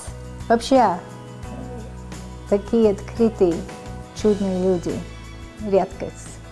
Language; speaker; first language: Russian; early bilingual, heritage; Russian